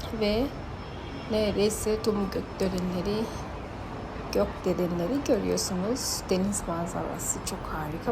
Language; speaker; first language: Turkish; non-native, fluent; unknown